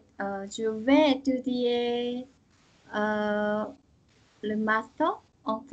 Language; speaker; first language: French; non-native, learner; Korean